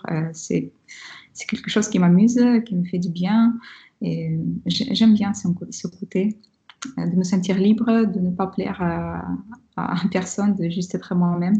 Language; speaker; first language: French; non-native, fluent; Russian